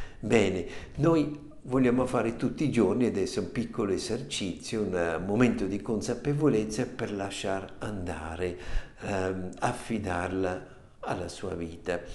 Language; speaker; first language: Italian; non-native, fluent; German